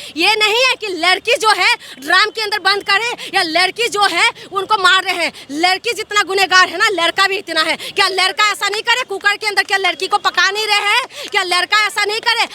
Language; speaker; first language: Hindi; non-native, local second language; Assamese